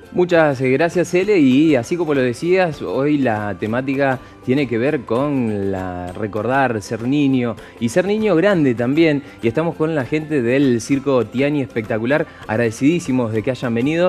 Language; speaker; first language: Spanish; native; Spanish